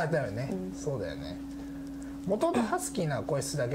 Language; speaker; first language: Japanese; native; Japanese